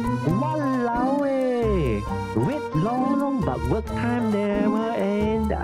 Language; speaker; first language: English; non-native, local second language; Chinese